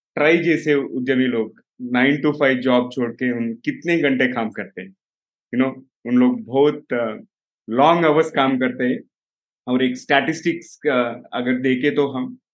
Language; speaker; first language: Hindi; non-native, local second language; Telugu